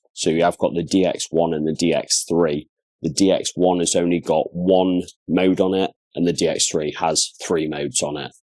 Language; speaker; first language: English; native; English